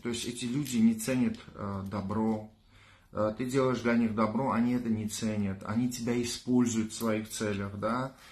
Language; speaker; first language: Russian; non-native, local second language; Armenian